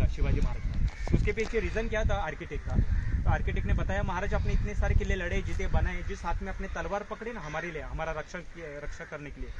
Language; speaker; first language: Hindi; non-native, local second language; Marathi